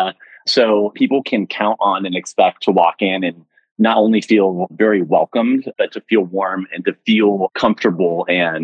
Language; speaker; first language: English; native; English